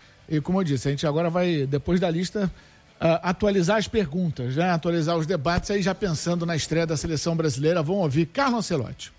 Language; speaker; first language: Portuguese; native; Portuguese